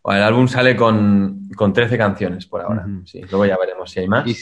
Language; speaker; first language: Spanish; native; Spanish